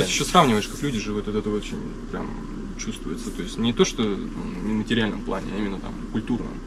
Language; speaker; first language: Russian; native; Russian